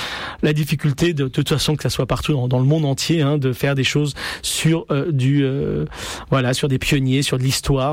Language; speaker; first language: French; native; French